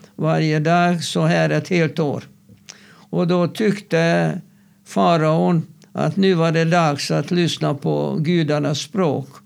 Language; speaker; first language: Swedish; non-native, fluent; Hungarian